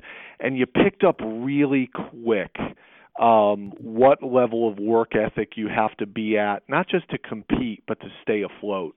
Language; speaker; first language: English; native; English